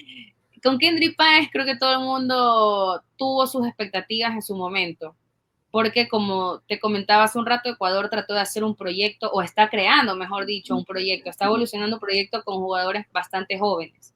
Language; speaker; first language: Spanish; native; Spanish